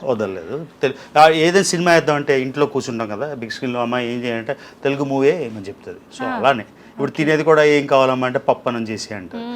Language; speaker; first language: Telugu; native; Telugu